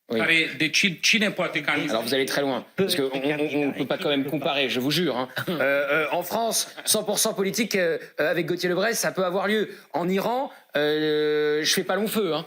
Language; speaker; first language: French; native; French